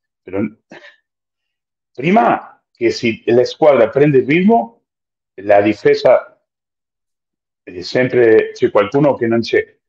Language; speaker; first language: Italian; non-native, fluent; Spanish